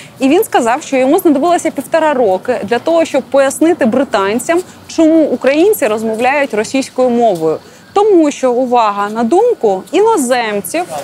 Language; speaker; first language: Ukrainian; non-native, local second language; Russian